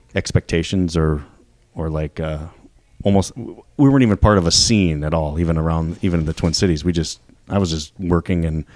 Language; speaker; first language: English; native; English